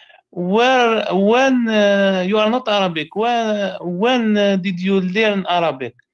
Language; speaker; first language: English; non-native, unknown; Arabic